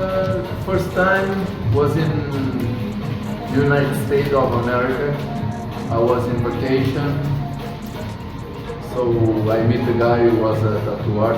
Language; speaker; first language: English; non-native, learner; Kabuverdianu